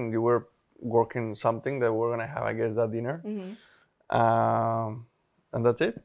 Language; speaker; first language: English; non-native, fluent; Spanish